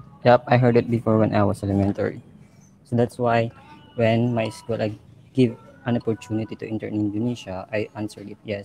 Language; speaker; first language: English; non-native, learner; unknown